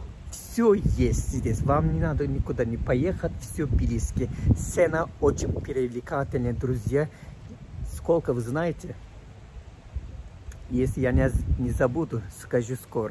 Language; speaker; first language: Russian; non-native, fluent; Turkish